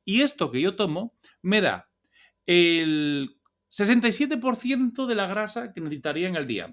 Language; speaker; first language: Spanish; native; Spanish